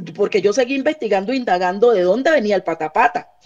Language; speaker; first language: Spanish; native; Spanish